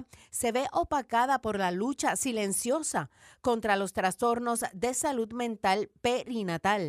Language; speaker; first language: Spanish; native; Spanish